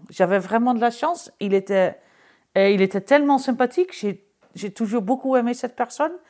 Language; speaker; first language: French; non-native, fluent; Dutch